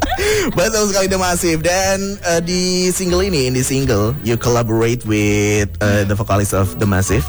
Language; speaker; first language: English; non-native, fluent; Indonesian